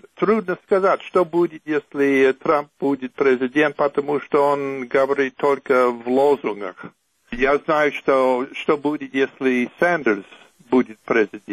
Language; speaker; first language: Russian; non-native, fluent; English